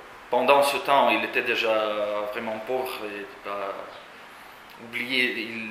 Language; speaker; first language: French; non-native, fluent; Russian